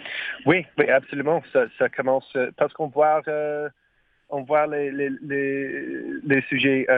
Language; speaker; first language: French; non-native, learner; English